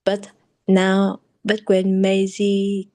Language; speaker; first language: English; non-native, learner; Japanese